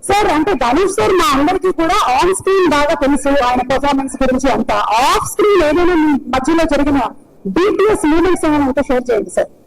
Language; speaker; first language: Telugu; native; Telugu